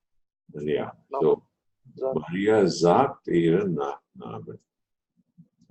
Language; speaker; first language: German; non-native, fluent; Telugu